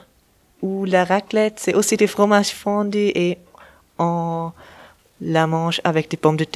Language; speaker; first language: French; non-native, local second language; German